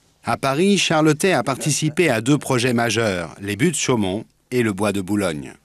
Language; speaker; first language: French; native; French